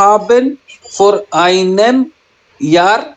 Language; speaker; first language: German; non-native, learner; Hindi